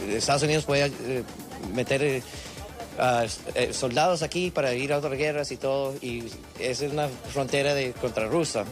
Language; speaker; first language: Spanish; early bilingual, heritage; Spanish